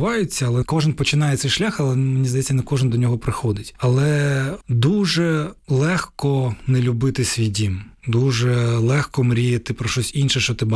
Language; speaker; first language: Ukrainian; native; Ukrainian